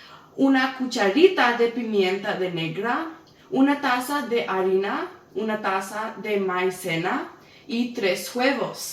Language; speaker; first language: Spanish; non-native, learner; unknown